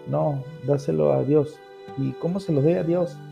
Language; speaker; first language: Spanish; native; Spanish